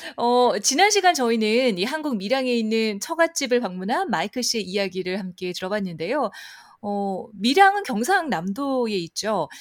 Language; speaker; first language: Korean; native; Korean